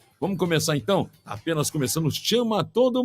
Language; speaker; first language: Portuguese; native; Portuguese